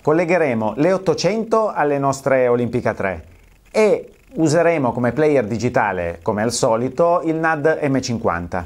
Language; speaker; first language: Italian; native; Italian